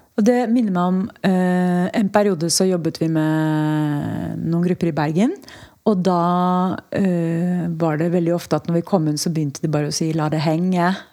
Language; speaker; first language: Norwegian; native; Norwegian